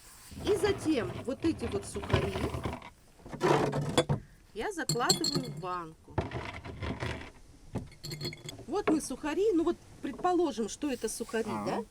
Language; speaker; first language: Russian; native; Russian